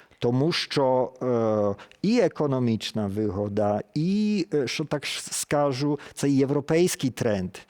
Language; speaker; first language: Ukrainian; early bilingual, heritage; Ukrainian